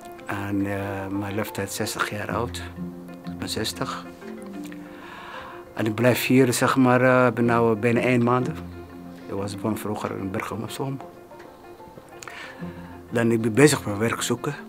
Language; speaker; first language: Dutch; non-native, learner; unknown